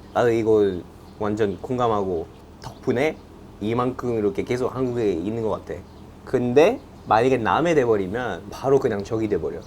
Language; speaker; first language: Korean; non-native, fluent; French